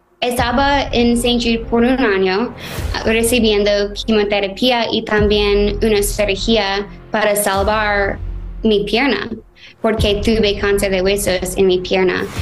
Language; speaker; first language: Spanish; non-native, fluent; English